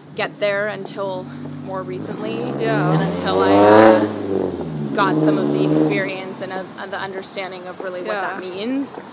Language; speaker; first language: English; early bilingual, other home language; Spanish